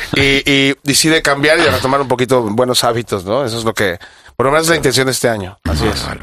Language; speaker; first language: Spanish; native; Spanish